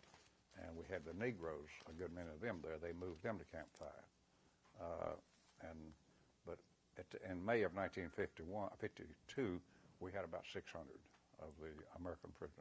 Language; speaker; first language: English; native; English